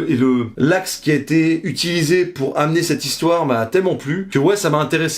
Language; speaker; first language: French; native; French